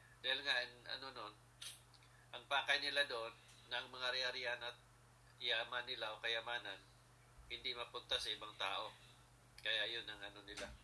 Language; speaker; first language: Filipino; non-native, local second language; Cebuano